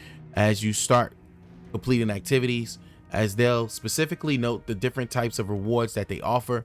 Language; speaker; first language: English; native; English